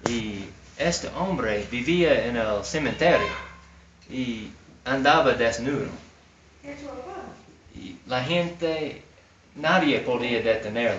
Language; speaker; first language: Spanish; non-native, fluent; English